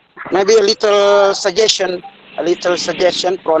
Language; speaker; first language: English; non-native, learner; Indonesian